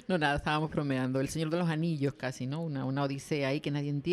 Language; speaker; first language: Spanish; native; Spanish